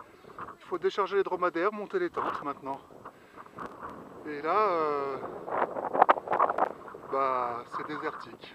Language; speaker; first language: French; native; French